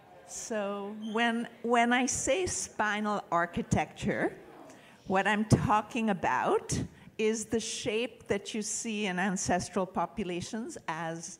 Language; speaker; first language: English; native; English